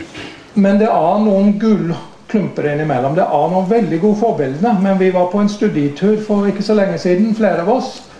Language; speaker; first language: Norwegian; non-native, fluent; English